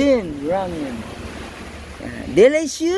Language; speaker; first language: English; non-native, local second language; Filipino